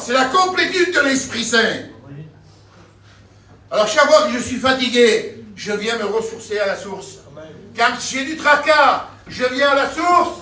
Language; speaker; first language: French; native; French